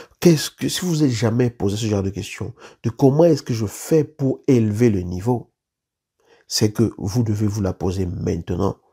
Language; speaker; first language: French; native; French